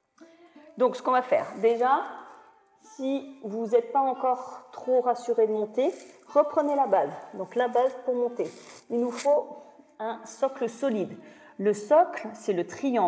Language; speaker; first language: French; native; French